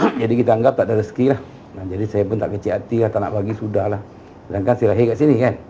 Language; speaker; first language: Malay; native; Malay